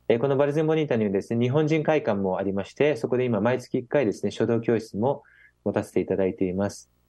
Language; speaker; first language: Japanese; native; Japanese